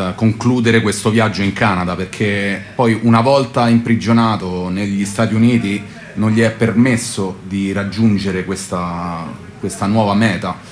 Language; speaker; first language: Italian; native; Italian